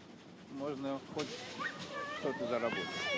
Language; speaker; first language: Russian; non-native, local second language; Armenian